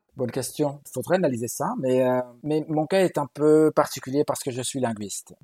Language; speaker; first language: French; non-native, fluent; Galician